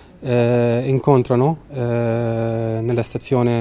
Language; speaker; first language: Italian; non-native, learner; Arabic